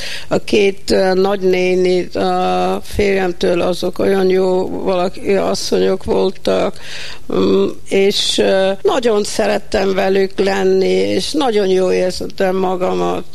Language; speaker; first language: Hungarian; early bilingual, heritage; Hungarian